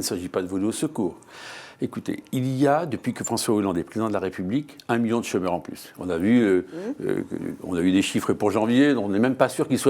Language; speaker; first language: French; native; French